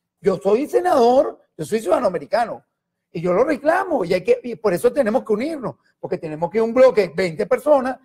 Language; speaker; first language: Spanish; native; Spanish